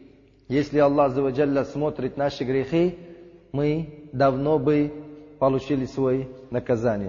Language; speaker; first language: Russian; non-native, learner; Uzbek